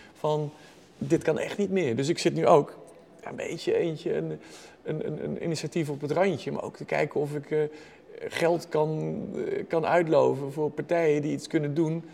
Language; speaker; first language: Dutch; native; Dutch